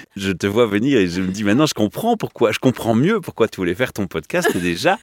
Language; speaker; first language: French; native; French